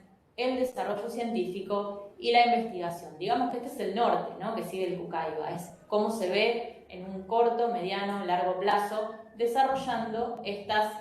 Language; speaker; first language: Spanish; native; Spanish